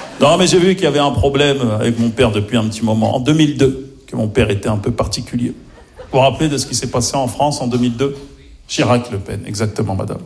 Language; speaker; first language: French; early bilingual, other home language; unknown